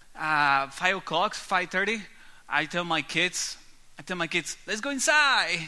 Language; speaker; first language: English; non-native, learner; Spanish